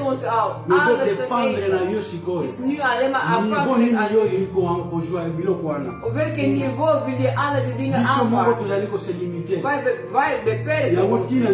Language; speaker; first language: Dutch; non-native, learner; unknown